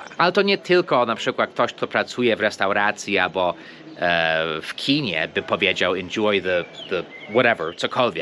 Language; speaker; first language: Polish; early bilingual, heritage; Polish